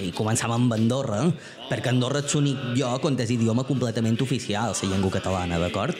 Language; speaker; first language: Catalan; native; Catalan